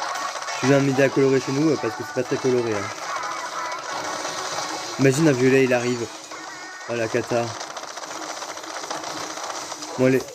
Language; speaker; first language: French; native; French